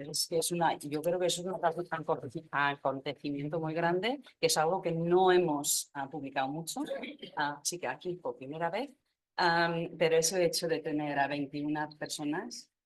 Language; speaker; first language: Spanish; non-native, fluent; English